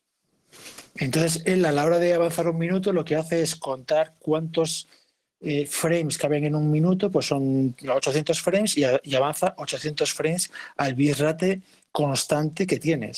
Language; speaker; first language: Spanish; native; Spanish